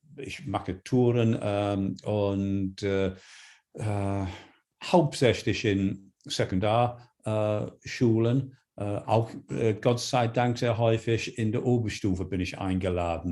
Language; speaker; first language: German; non-native, fluent; English